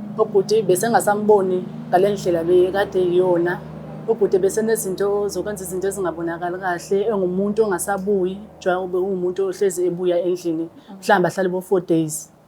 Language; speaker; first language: Zulu; native; Zulu